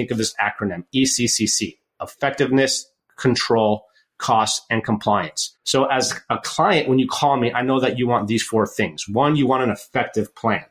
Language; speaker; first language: English; native; English